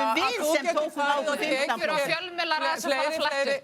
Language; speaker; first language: Icelandic; native; Icelandic